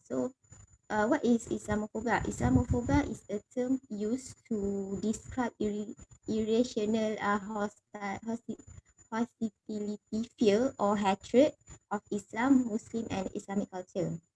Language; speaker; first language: English; non-native, local second language; Malay